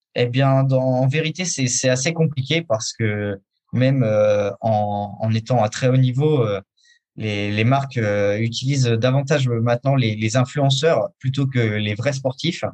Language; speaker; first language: French; native; French